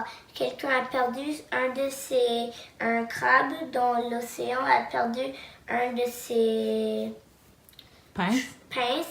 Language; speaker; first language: French; non-native, local second language; English